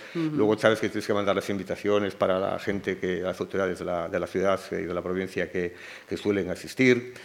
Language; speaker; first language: Spanish; native; Spanish